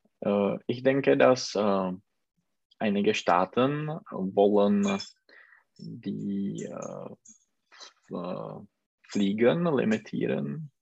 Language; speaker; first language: German; non-native, learner; Czech